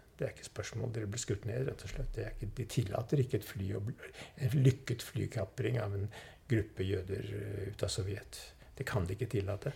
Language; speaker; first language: Norwegian; early bilingual, other home language; Swedish